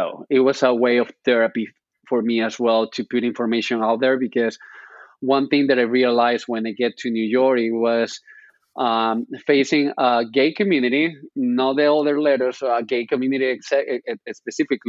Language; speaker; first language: English; non-native, fluent; Spanish